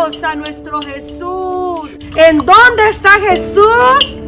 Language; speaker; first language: Spanish; native; Spanish